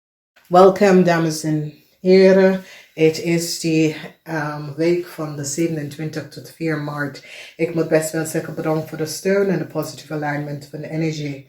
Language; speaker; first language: Dutch; non-native, fluent; English